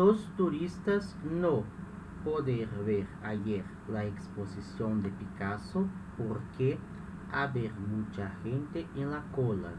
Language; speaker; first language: Spanish; non-native, fluent; Portuguese